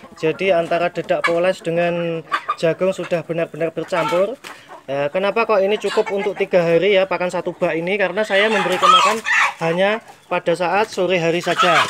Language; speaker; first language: Indonesian; native; Indonesian